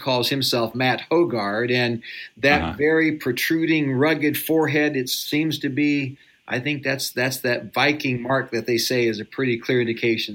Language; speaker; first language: English; native; English